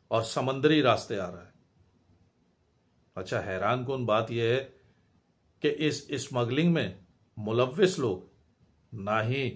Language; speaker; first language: Urdu; native; Urdu